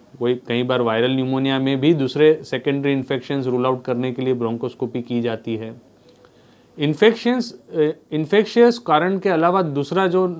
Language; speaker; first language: Hindi; non-native, local second language; Gujarati